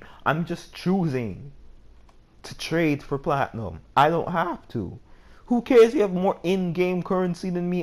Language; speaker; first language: English; native; English